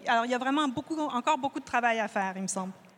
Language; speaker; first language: French; native; French